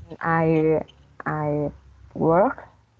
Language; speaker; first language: English; non-native, learner; Vietnamese